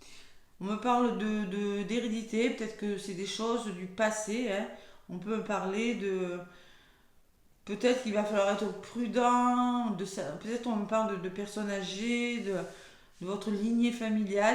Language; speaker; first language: French; native; French